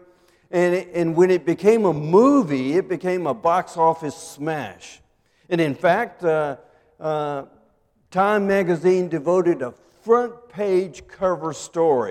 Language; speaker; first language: English; native; English